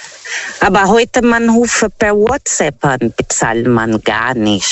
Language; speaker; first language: German; non-native, fluent; Portuguese